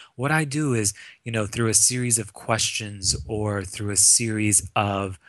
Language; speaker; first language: English; early bilingual, other home language; Arabic